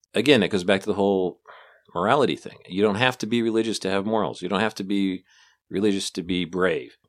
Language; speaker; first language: English; native; English